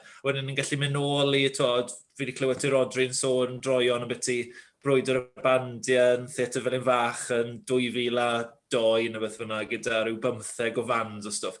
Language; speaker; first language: Welsh; native; Welsh